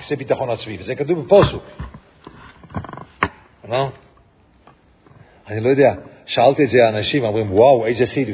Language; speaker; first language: Hebrew; non-native, fluent; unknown